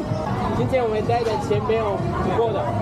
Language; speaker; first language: Chinese; non-native, learner; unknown